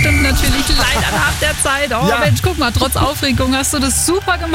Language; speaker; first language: German; native; German